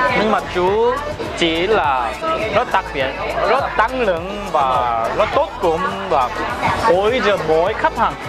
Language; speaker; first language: Vietnamese; non-native, learner; Korean